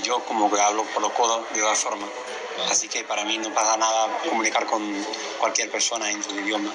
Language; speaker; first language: Spanish; non-native, fluent; English